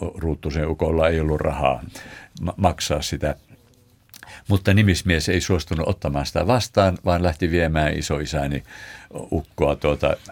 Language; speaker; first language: Finnish; native; Finnish